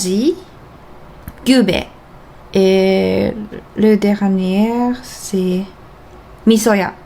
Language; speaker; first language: French; non-native, fluent; Japanese